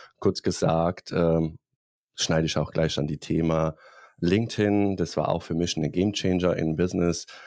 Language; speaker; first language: German; non-native, fluent; Bosnian